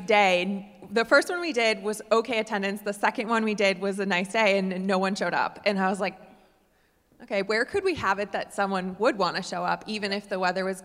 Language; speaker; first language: English; native; English